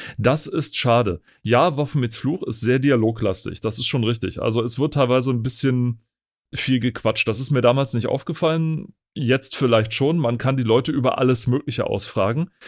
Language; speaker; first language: German; native; German